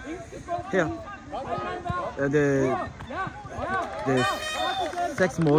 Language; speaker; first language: Danish; non-native, learner; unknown